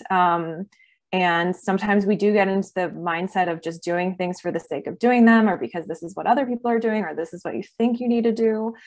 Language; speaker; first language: English; native; English